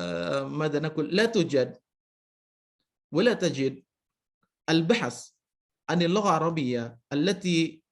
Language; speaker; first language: Arabic; non-native, fluent; Indonesian